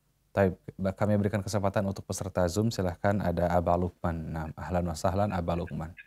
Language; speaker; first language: Indonesian; native; Indonesian